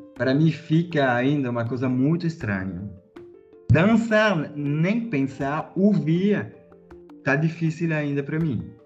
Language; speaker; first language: Portuguese; non-native, fluent; French